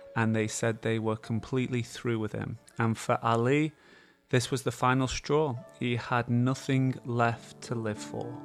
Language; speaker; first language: English; native; English